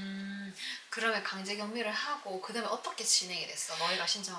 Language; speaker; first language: Korean; native; Korean